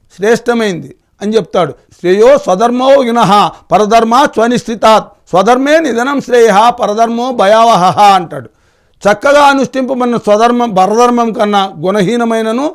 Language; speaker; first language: Telugu; native; Telugu